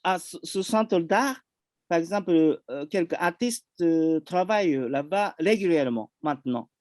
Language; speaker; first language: French; non-native, fluent; Japanese